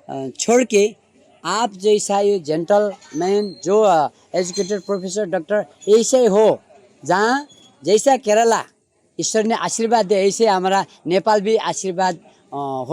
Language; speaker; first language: Hindi; non-native, learner; Nepali